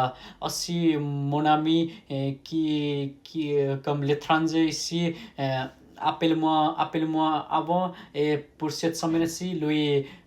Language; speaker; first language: French; non-native, learner; Nepali